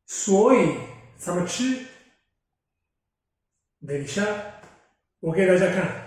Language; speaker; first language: Chinese; non-native, fluent; Italian